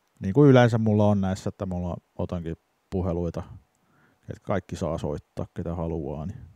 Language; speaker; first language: Finnish; native; Finnish